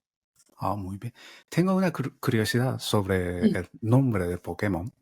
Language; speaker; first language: Spanish; non-native, fluent; Japanese